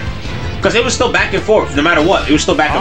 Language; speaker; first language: English; native; English